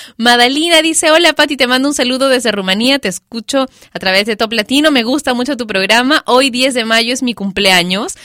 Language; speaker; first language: Spanish; native; Spanish